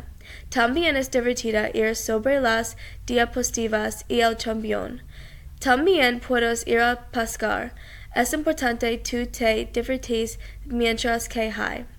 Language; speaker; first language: Spanish; non-native, learner; English